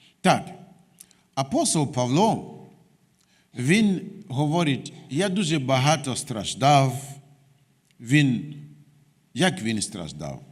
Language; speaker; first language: Ukrainian; non-native, fluent; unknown